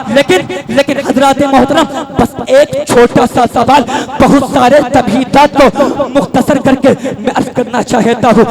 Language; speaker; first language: Hindi; native; Hindi